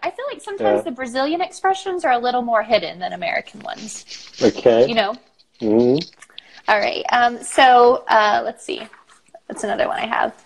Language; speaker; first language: English; native; English